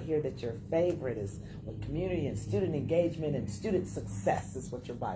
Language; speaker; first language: English; native; English